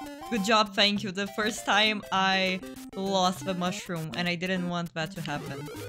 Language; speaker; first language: English; non-native, fluent; Portuguese